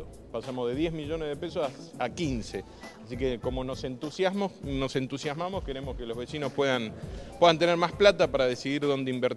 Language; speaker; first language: Spanish; native; Spanish